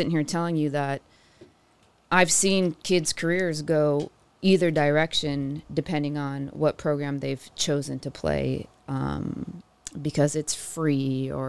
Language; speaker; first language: English; native; English